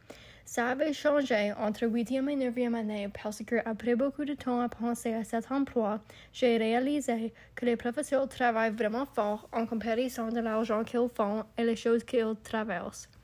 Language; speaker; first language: French; non-native, local second language; English